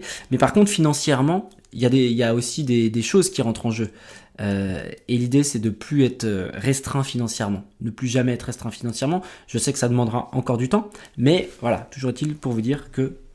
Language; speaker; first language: French; native; French